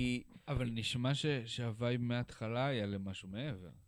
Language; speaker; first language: Hebrew; native; Hebrew